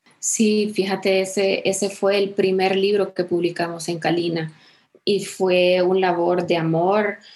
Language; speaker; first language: Spanish; early bilingual, heritage; Spanish